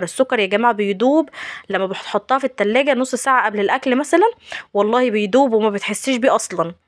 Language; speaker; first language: Arabic; native; Arabic